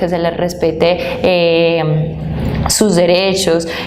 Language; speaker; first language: Spanish; native; Spanish